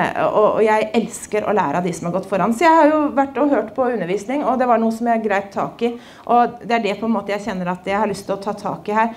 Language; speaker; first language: Norwegian; native; Norwegian